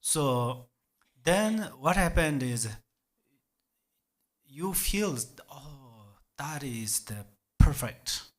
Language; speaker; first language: English; non-native, learner; Tibetan